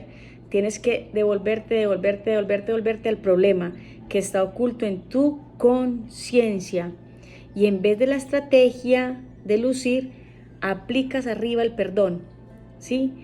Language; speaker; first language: Spanish; native; Spanish